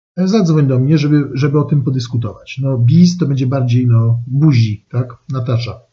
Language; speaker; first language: Polish; non-native, fluent; French